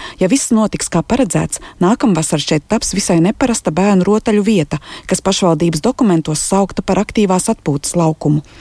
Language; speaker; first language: Latvian; native; Latvian